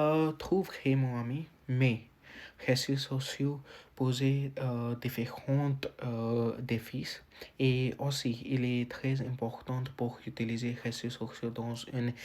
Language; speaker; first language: French; non-native, learner; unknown